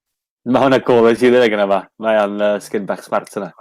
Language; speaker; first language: Welsh; native; Welsh